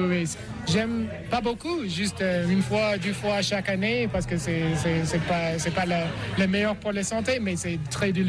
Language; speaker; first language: French; non-native, learner; English